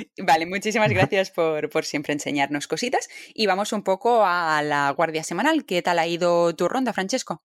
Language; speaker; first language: Spanish; native; Spanish